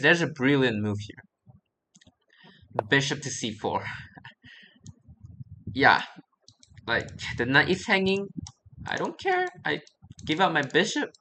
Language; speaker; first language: English; non-native, fluent; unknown